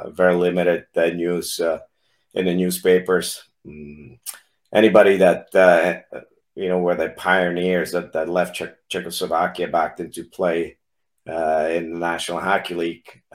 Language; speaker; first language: English; non-native, fluent; Czech